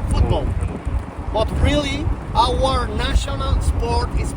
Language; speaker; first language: English; non-native, fluent; Spanish